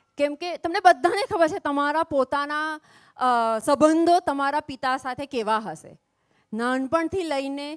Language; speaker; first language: Gujarati; native; Gujarati